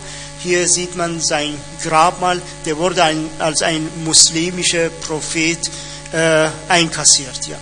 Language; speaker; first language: German; non-native, fluent; Persian